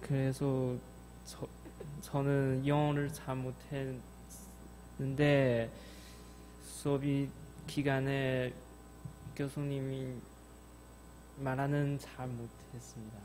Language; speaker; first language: Korean; non-native, learner; Chinese